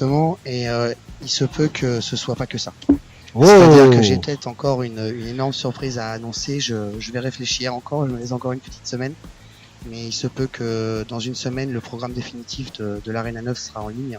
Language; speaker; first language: French; native; French